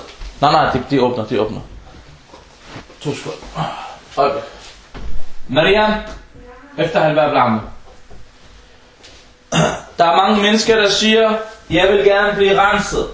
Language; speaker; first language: Danish; non-native, fluent; Arabic